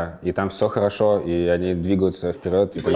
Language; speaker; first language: Russian; native; Russian